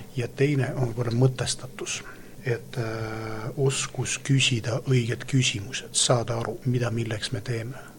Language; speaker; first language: Estonian; non-native, local second language; Russian